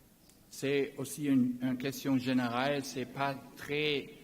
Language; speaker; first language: French; non-native, learner; German